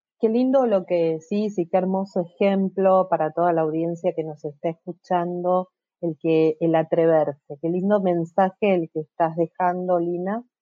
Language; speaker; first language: Spanish; native; Spanish